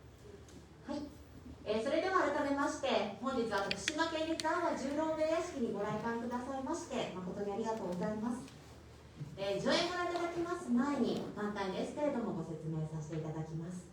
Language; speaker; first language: Japanese; native; Japanese